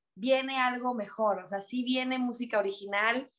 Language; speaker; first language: Spanish; native; Spanish